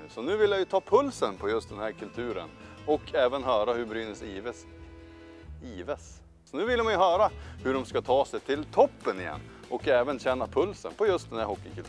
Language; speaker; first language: Swedish; native; Swedish